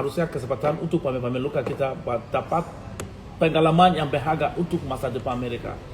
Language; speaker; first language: Indonesian; non-native, fluent; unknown